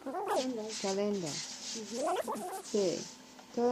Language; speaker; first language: Spanish; non-native, learner; English